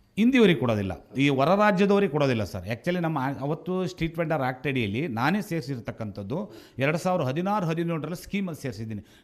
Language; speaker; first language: Kannada; native; Kannada